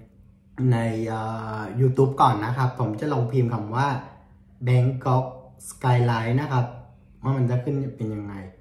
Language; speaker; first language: Thai; non-native, fluent; Vietnamese